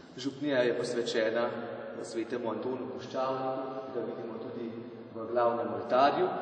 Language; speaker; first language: Slovenian; native; Slovenian